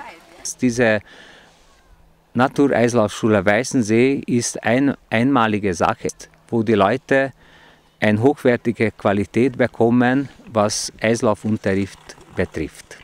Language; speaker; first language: German; non-native, fluent; Hungarian